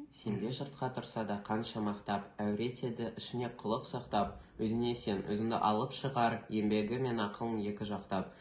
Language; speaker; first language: Kazakh; non-native, local second language; Russian